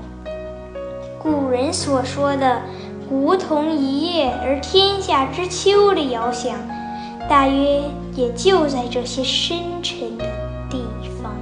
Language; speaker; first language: Chinese; early bilingual, heritage; Chinese